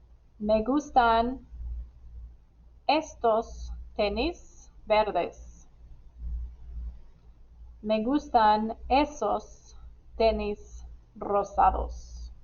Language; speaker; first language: Spanish; non-native, fluent; English